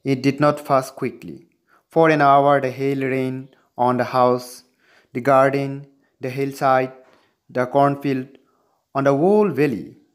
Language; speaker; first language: English; non-native, local second language; Assamese